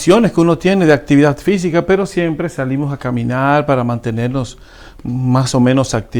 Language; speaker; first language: Spanish; native; Spanish